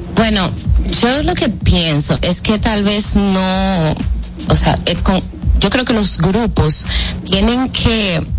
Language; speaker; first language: Spanish; early bilingual, heritage; Spanish